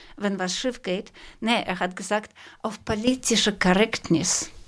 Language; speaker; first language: German; non-native, fluent; Russian